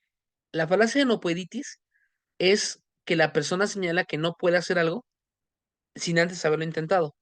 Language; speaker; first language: Spanish; native; Spanish